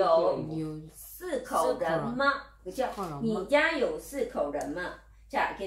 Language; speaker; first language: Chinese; non-native, fluent; Korean